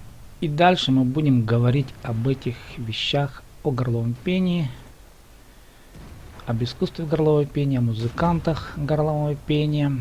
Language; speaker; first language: Russian; native; Russian